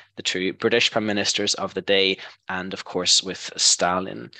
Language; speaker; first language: English; native; English